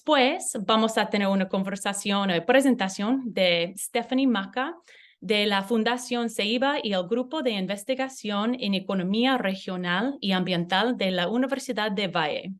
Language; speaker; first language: Spanish; non-native, learner; English